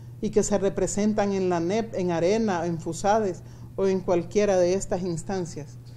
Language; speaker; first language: Spanish; native; Spanish